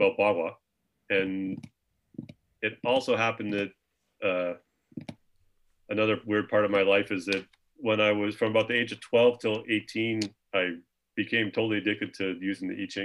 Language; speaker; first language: English; native; English